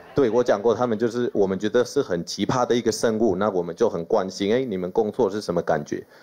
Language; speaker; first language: Chinese; non-native, fluent; Spanish